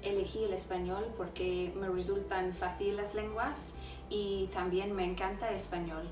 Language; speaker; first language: Spanish; non-native, fluent; English